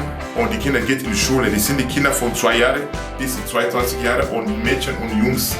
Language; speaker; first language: German; non-native, learner; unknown